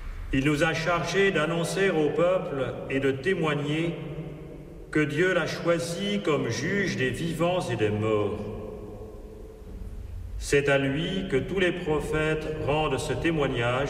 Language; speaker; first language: French; native; French